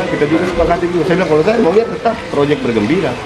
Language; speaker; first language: Indonesian; native; Indonesian